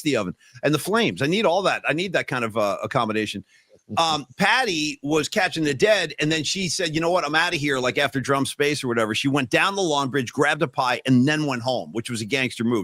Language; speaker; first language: English; native; English